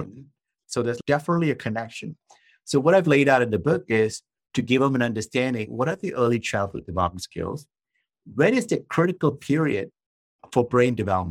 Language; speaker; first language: English; non-native, local second language; Tamil